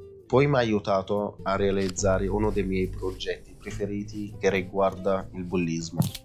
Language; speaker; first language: Italian; non-native, fluent; Arabic